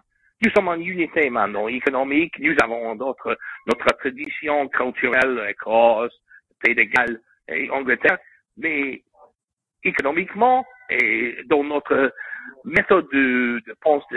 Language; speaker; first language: French; non-native, learner; English